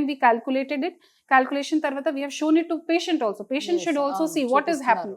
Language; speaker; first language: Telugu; non-native, fluent; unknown